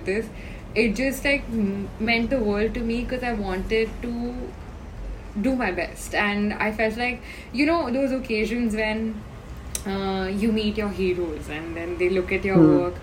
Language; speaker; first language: English; non-native, local second language; Hindi